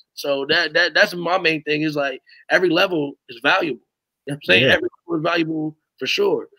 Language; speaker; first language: English; native; English